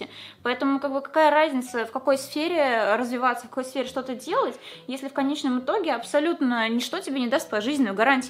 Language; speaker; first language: Russian; native; Russian